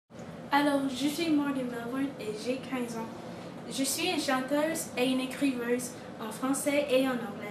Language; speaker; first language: French; non-native, local second language; English